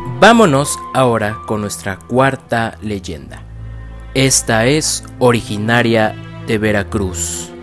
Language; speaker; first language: Spanish; native; Spanish